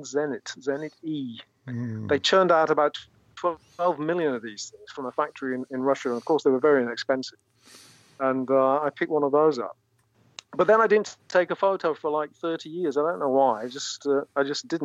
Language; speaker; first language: English; native; English